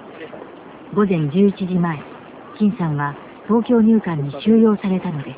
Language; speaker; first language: Japanese; native; Japanese